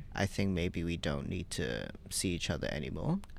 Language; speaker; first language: English; non-native, local second language; Cantonese